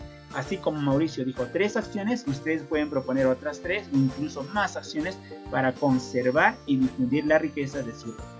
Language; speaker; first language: Spanish; native; Spanish